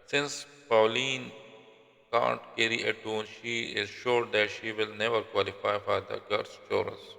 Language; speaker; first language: English; non-native, local second language; Urdu